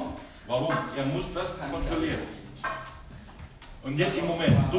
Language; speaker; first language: German; non-native, learner; Thai